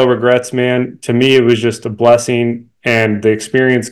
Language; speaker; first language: English; native; English